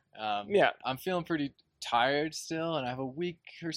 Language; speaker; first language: English; native; English